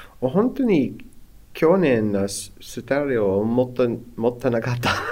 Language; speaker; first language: Japanese; non-native, learner; English